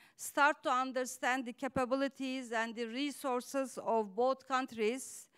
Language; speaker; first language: English; non-native, fluent; Turkish